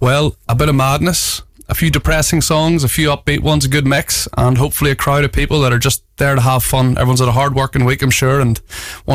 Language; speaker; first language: English; native; English